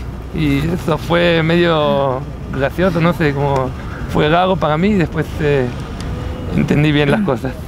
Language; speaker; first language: Spanish; non-native, fluent; Hebrew